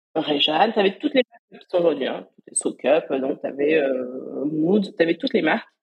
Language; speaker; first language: French; native; French